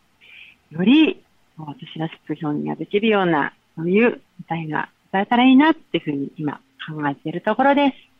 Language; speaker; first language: Japanese; native; Japanese